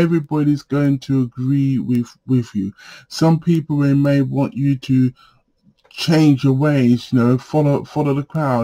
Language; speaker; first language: English; native; English